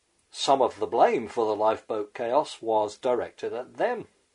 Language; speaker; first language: English; native; English